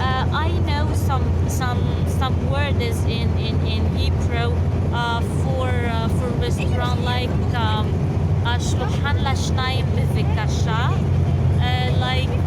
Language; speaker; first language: English; non-native, learner; Arabic